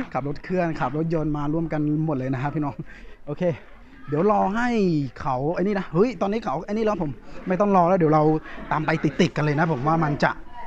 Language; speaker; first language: Thai; non-native, local second language; Akha